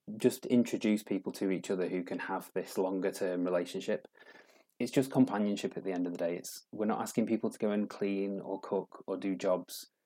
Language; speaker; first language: English; native; English